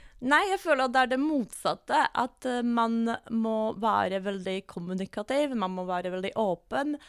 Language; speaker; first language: Norwegian; non-native, fluent; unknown